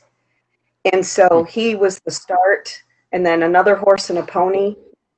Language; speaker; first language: English; native; English